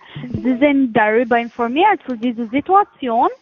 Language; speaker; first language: German; non-native, fluent; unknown